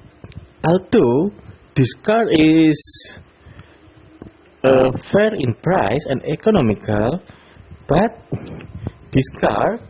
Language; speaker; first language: English; non-native, learner; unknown